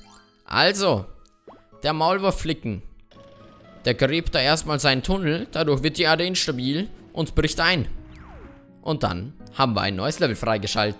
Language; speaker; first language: German; native; German